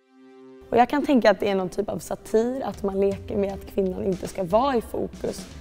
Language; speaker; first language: Swedish; native; Swedish